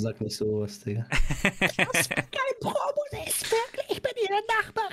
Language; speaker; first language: German; native; German